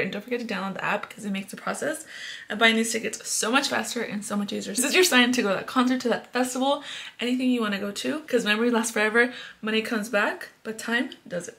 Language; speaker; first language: English; early bilingual, other home language; Spanish